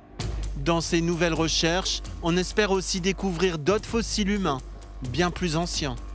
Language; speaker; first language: French; native; French